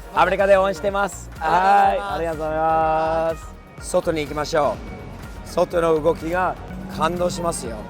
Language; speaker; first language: Japanese; non-native, fluent; English